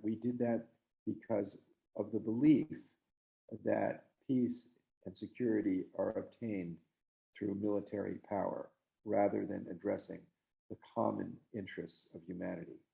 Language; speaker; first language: English; native; English